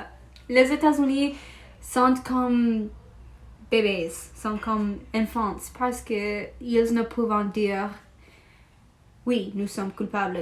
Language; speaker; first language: French; non-native, learner; English